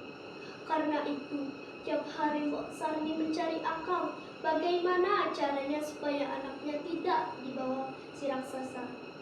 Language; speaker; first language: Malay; non-native, local second language; Balinese